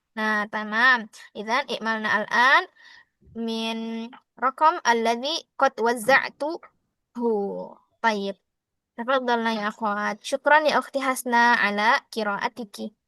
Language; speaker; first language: Arabic; non-native, fluent; Indonesian